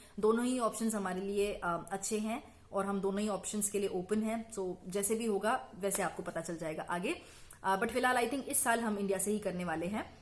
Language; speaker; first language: Hindi; native; Hindi